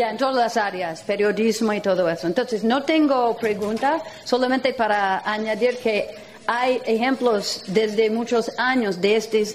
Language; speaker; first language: Spanish; non-native, fluent; English